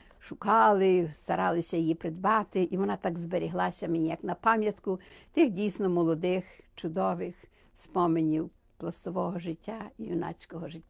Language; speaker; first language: Ukrainian; native; Ukrainian